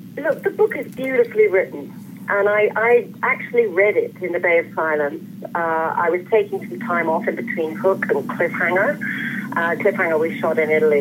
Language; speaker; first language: English; native; English